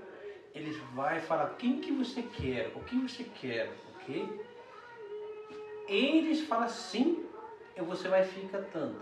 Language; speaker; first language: Portuguese; non-native, learner; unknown